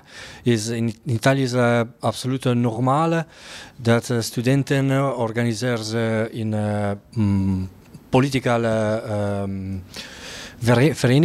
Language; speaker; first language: Dutch; non-native, learner; Italian